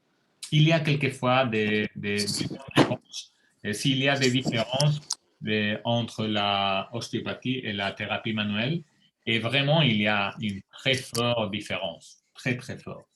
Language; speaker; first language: French; non-native, fluent; Spanish